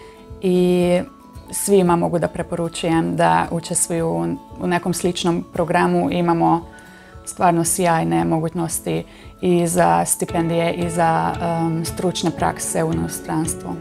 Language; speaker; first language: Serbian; non-native, local second language; Hungarian